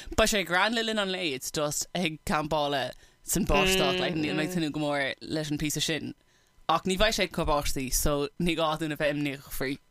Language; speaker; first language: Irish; non-native, local second language; English